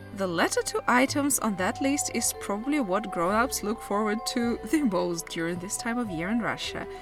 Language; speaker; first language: English; non-native, fluent; Russian